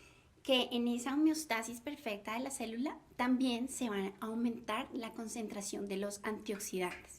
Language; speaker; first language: Spanish; native; Spanish